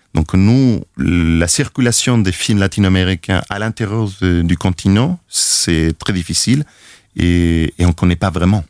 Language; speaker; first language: French; non-native, fluent; Spanish